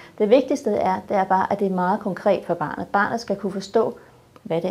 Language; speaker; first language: Danish; native; Danish